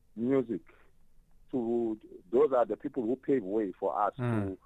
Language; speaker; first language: English; non-native, local second language; Tsonga